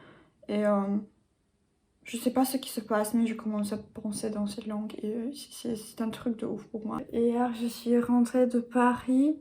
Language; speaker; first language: French; non-native, learner; English